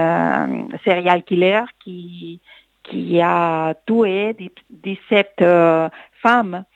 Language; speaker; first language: French; non-native, fluent; Spanish